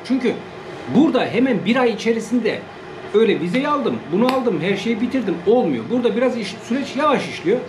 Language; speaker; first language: Turkish; native; Turkish